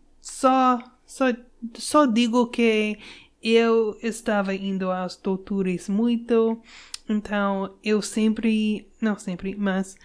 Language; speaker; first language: Portuguese; non-native, learner; English